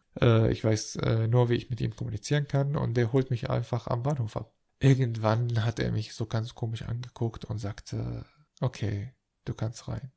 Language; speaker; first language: German; non-native, fluent; Arabic